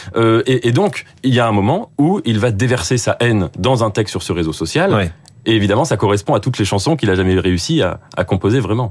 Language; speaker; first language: French; native; French